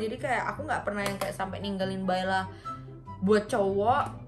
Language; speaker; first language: Indonesian; early bilingual, heritage; Indonesian